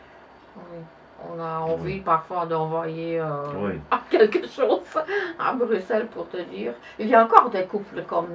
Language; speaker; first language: French; non-native, local second language; Dutch